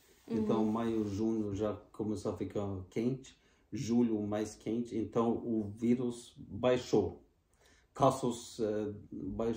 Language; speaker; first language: Portuguese; non-native, fluent; Norwegian